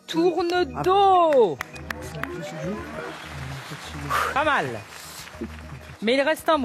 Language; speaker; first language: French; native; French